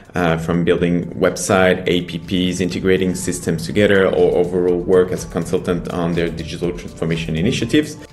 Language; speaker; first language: English; non-native, fluent; French